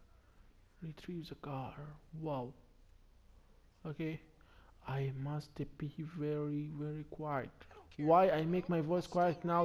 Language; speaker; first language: English; non-native, learner; Arabic